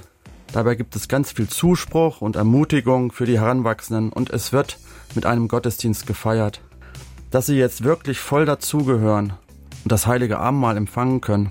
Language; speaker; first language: German; native; German